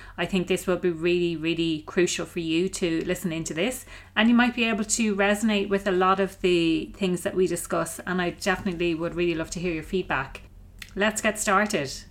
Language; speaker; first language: English; native; English